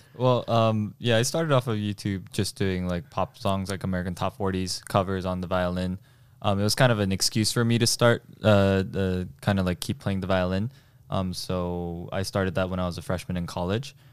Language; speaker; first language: English; early bilingual, other home language; Korean